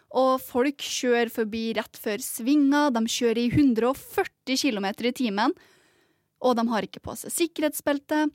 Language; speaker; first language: Norwegian; native; Norwegian